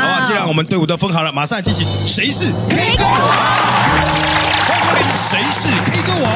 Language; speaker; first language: Chinese; native; Chinese